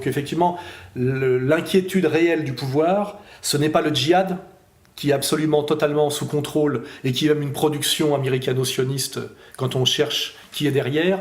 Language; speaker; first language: French; native; French